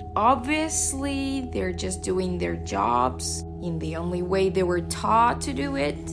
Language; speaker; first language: English; non-native, fluent; Russian